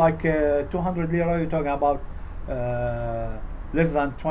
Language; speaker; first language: English; non-native, fluent; Arabic